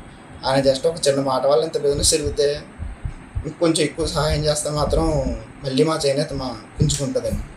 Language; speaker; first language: Telugu; native; Telugu